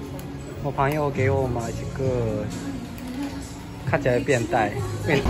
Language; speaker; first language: Chinese; non-native, fluent; Japanese